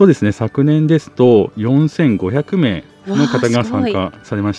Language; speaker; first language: Japanese; native; Japanese